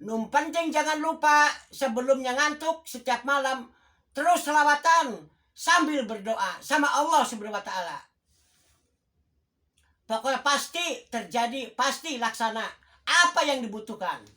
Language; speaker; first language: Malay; non-native, local second language; Javanese